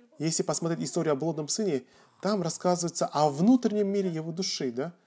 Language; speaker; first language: Russian; non-native, fluent; Korean